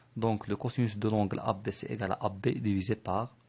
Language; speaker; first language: French; non-native, local second language; Arabic